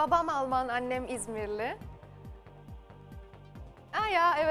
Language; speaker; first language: Turkish; early bilingual, heritage; Turkish